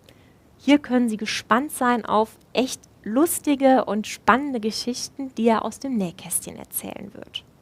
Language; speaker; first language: German; native; German